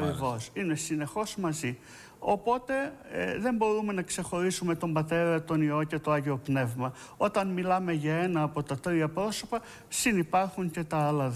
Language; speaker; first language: Greek; native; Greek